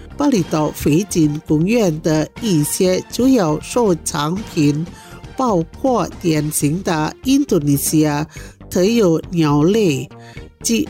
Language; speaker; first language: Chinese; early bilingual, heritage; Chinese